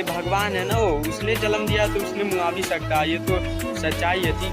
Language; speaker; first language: Hindi; non-native, fluent; Bangla